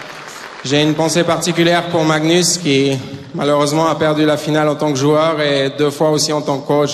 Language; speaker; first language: French; native; French